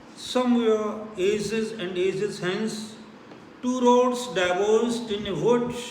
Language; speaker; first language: English; non-native, local second language; Punjabi